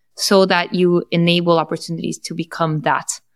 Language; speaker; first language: English; non-native, fluent; Portuguese